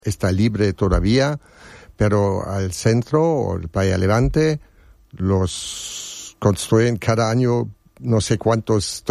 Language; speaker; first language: Spanish; non-native, learner; German